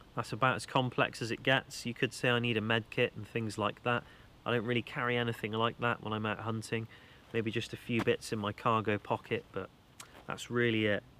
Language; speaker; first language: English; native; English